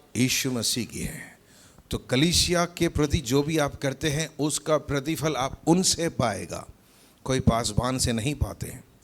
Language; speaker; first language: Hindi; non-native, local second language; Malayalam